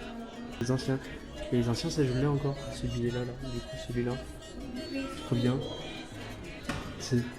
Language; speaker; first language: French; native; French